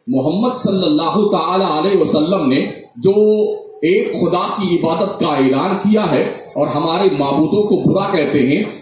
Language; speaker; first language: Urdu; native; Urdu